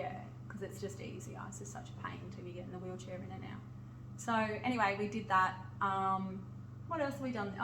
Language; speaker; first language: English; native; English